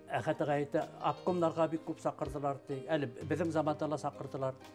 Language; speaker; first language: Tatar; non-native, local second language; Bashkir